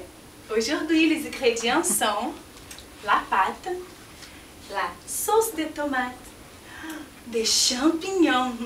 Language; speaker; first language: French; non-native, learner; Portuguese